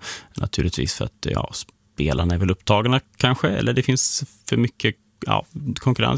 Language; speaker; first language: Swedish; native; Swedish